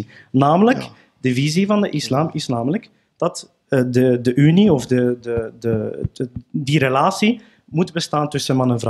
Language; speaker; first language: Dutch; early bilingual, other home language; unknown